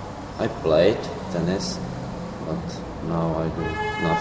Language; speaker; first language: English; non-native, learner; Czech